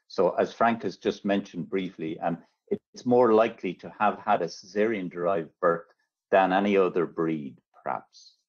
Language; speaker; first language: English; native; English